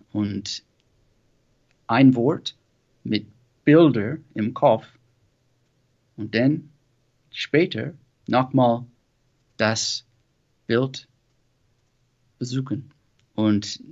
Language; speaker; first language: German; non-native, learner; English